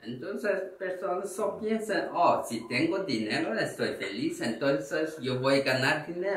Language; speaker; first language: Spanish; non-native, learner; Korean